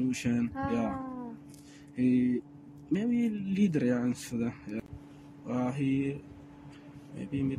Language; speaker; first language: English; non-native, learner; Arabic